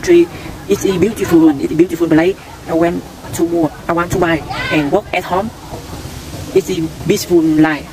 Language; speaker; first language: English; non-native, learner; Vietnamese